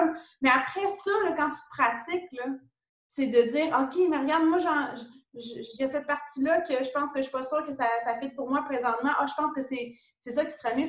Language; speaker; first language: French; native; French